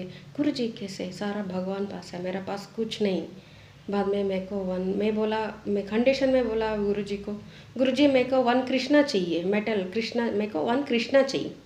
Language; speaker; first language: Hindi; non-native, local second language; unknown